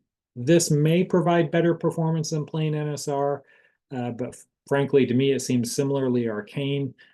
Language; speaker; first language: English; native; English